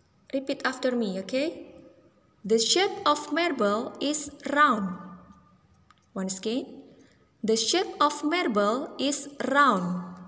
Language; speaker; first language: English; non-native, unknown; Indonesian